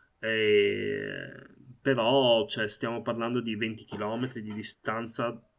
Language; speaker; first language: Italian; early bilingual, other home language; Arabic